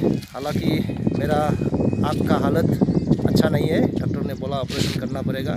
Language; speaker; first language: Hindi; non-native, local second language; Bangla